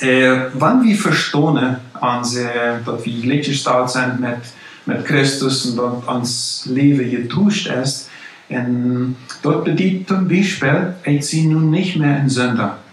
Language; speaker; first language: German; non-native, local second language; Plautdietsch